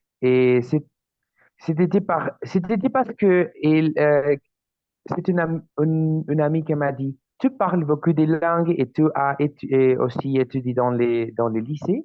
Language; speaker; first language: French; non-native, learner; Spanish